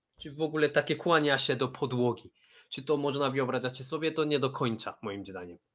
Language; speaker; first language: Polish; non-native, fluent; Korean